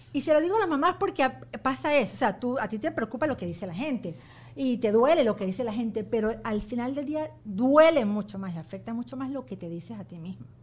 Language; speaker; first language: Spanish; native; Spanish